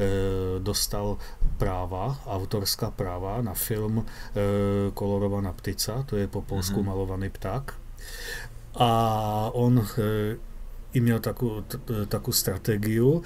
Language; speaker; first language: Czech; non-native, learner; Russian